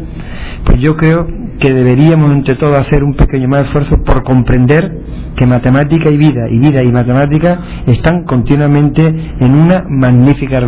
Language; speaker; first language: Spanish; native; Spanish